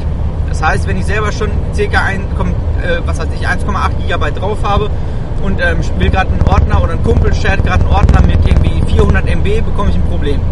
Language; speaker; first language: German; native; German